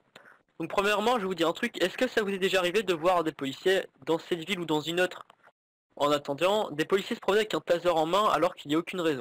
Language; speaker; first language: French; native; French